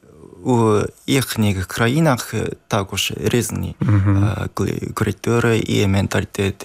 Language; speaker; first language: Ukrainian; non-native, learner; Japanese